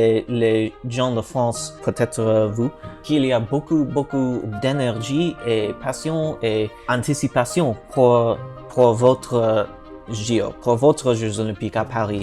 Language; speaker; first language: French; non-native, learner; English